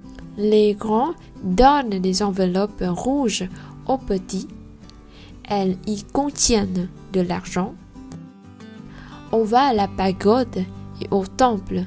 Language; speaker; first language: French; non-native, learner; Vietnamese